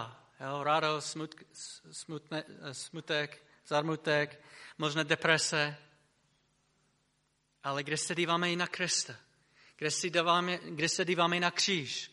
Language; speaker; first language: Czech; non-native, fluent; English